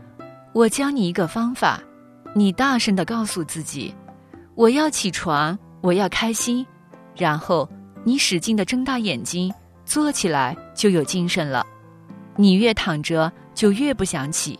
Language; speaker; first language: Chinese; native; Chinese